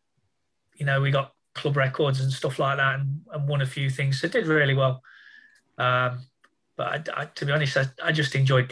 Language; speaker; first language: English; native; English